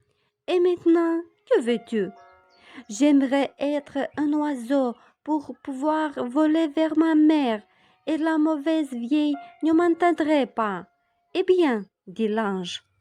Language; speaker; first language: French; non-native, fluent; Romanian